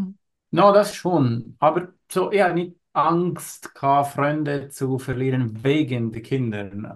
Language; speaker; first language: German; non-native, learner; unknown